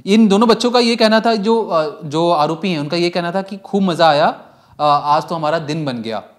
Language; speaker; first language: Hindi; native; Hindi